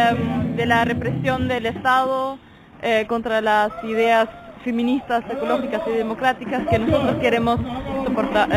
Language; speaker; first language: Spanish; non-native, fluent; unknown